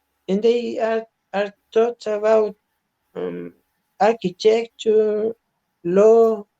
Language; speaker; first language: English; non-native, learner; Spanish